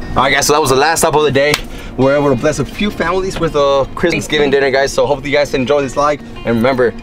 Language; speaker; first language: English; native; English